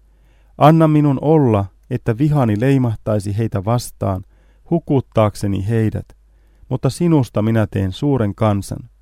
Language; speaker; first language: Finnish; native; Finnish